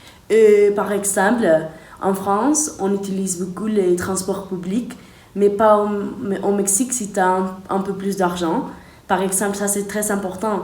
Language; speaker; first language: French; non-native, fluent; Spanish